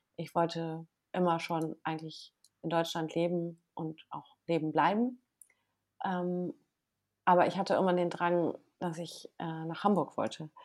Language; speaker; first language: German; native; German